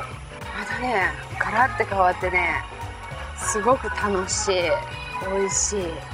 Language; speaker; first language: Japanese; native; Japanese